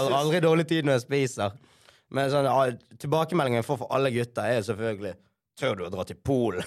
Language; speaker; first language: Norwegian; early bilingual, other home language; Sinhala